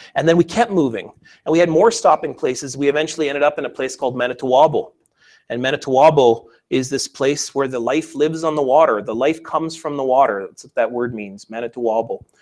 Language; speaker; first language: English; native; English